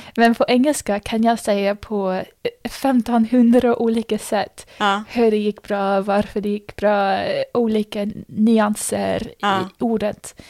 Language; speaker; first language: Swedish; non-native, fluent; English